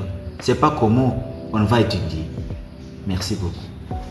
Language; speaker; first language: French; non-native, learner; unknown